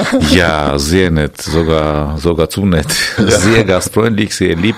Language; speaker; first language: German; non-native, fluent; Armenian